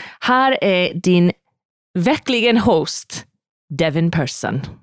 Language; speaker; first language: Swedish; non-native, learner; English